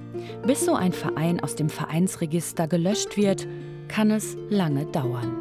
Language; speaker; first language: German; native; German